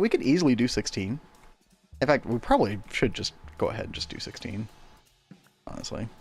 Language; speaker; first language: English; native; English